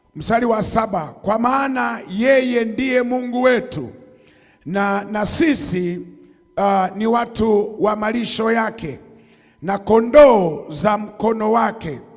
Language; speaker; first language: Swahili; native; Swahili